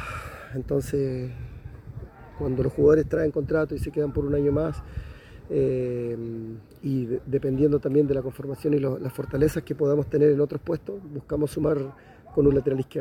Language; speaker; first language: Spanish; native; Spanish